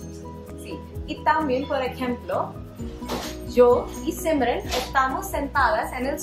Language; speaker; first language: Spanish; non-native, fluent; Hindi